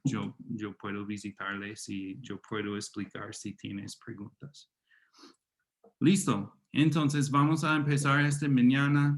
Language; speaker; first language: Spanish; non-native, fluent; English